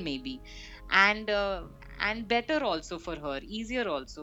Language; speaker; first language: English; non-native, local second language; Hindi